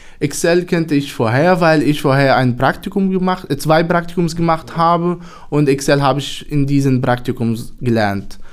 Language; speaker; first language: German; non-native, fluent; Arabic